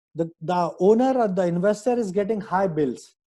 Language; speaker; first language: English; non-native, local second language; Hindi